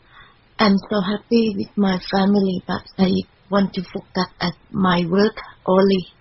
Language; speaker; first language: English; non-native, learner; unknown